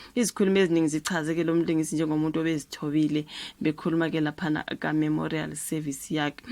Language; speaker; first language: Zulu; native; Zulu